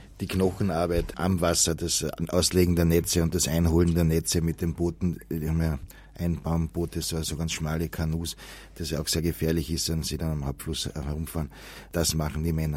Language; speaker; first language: German; native; German